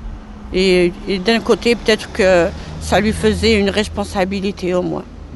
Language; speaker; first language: French; non-native, local second language; Arabic